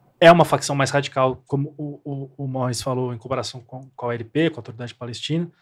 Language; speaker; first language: Portuguese; native; Portuguese